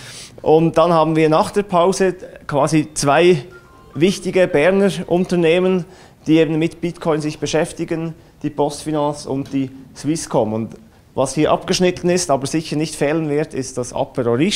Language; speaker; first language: German; native; German